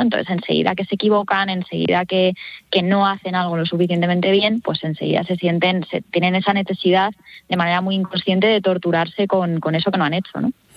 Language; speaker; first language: Spanish; native; Spanish